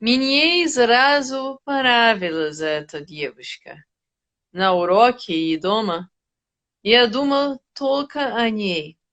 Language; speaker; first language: Russian; non-native, learner; Portuguese